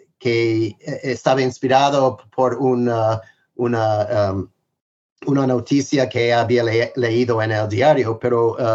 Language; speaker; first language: Spanish; non-native, fluent; English